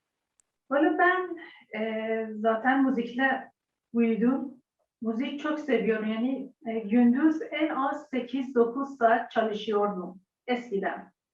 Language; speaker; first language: Turkish; non-native, learner; Persian